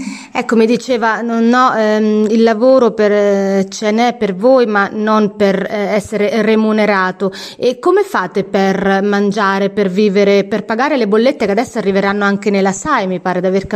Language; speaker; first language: Italian; native; Italian